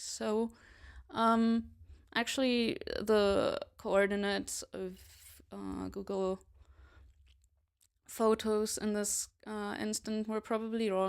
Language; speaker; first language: English; non-native, fluent; German